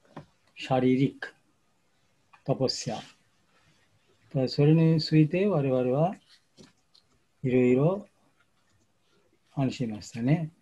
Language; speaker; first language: Japanese; non-native, fluent; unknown